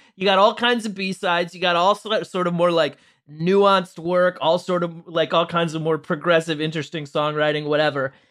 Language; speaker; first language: English; native; English